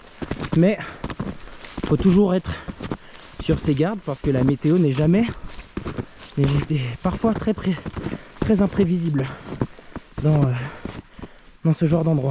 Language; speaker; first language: French; native; French